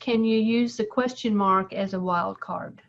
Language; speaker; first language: English; native; English